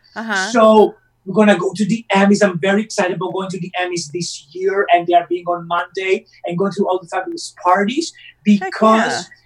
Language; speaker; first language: English; non-native, fluent; Italian